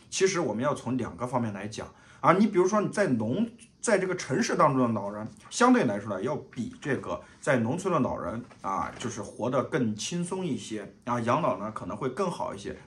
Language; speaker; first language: Chinese; native; Chinese